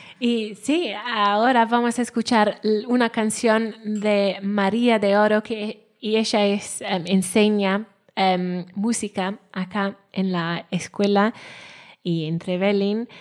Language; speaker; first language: Spanish; non-native, fluent; Welsh